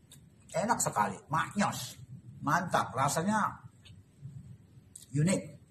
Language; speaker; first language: Indonesian; non-native, learner; Filipino